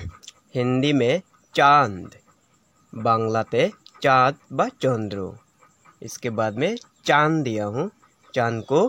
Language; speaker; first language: Hindi; non-native, local second language; Assamese